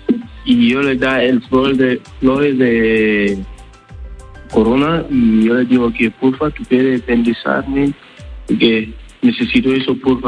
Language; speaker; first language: Spanish; non-native, learner; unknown